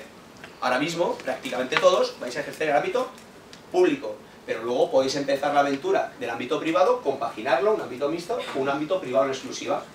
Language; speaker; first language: Spanish; native; Spanish